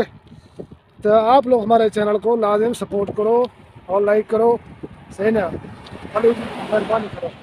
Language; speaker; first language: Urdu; non-native, local second language; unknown